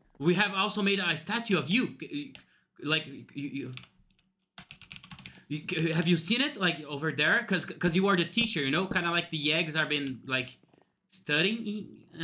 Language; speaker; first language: English; non-native, fluent; Portuguese